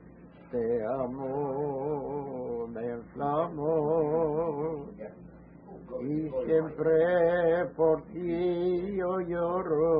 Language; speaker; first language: Spanish; early bilingual, heritage; Ladino